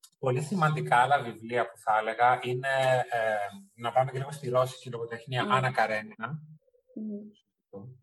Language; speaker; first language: Greek; early bilingual, heritage; Greek